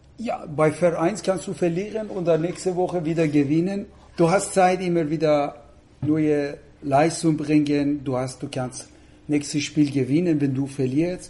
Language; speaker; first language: German; non-native, fluent; Persian